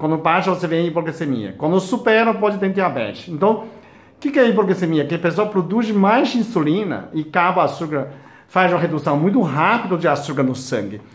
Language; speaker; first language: Portuguese; non-native, fluent; Chinese